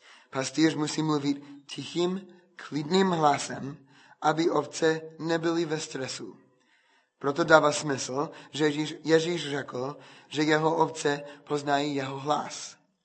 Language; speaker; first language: Czech; non-native, fluent; English